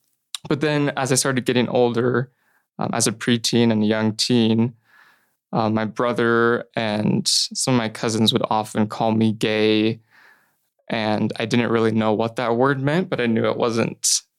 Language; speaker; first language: English; native; English